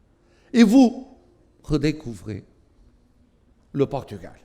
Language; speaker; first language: French; non-native, fluent; Portuguese